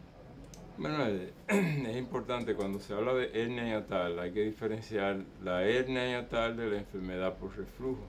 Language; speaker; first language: Spanish; native; Spanish